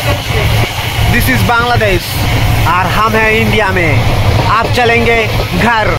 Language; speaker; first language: Hindi; non-native, local second language; Bangla